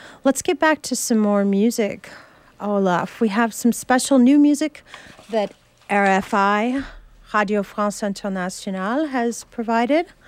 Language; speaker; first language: English; native; English